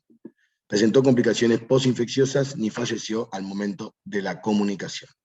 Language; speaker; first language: Spanish; native; Spanish